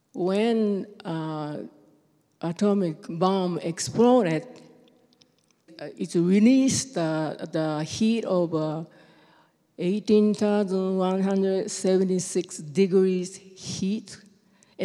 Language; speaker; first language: English; non-native, fluent; Japanese